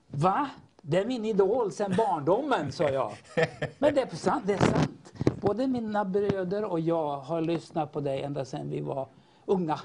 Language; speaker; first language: Swedish; native; Swedish